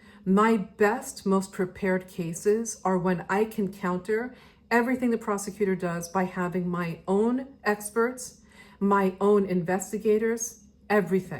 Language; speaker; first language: English; native; English